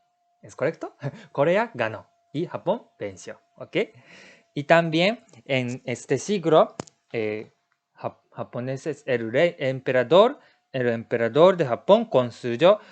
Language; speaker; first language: Spanish; non-native, learner; Japanese